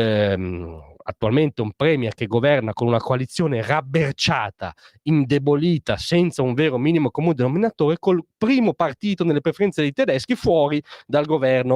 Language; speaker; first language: Italian; native; Italian